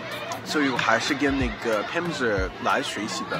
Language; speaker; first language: Chinese; non-native, fluent; English